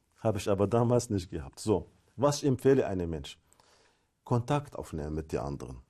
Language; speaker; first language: German; non-native, learner; Arabic